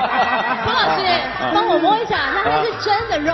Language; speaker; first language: Chinese; native; Chinese